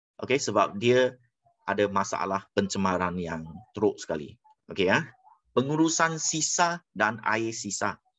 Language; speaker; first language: Malay; non-native, local second language; Chinese